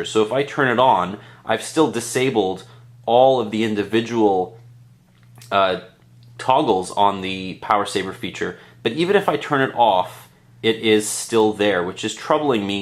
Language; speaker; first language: English; native; English